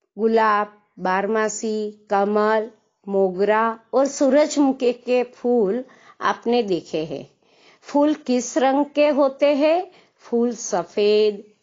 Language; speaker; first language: Hindi; non-native, local second language; Gujarati